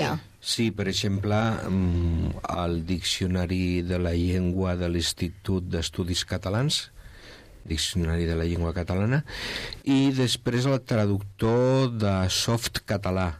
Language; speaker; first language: Catalan; non-native, local second language; Spanish